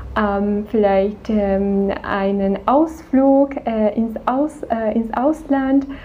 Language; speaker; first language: German; non-native, fluent; Czech